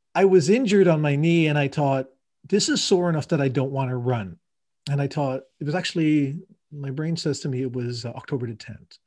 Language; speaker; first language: English; native; English